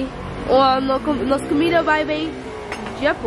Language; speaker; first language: Portuguese; non-native, learner; Dutch